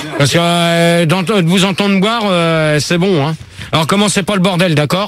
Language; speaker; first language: French; native; French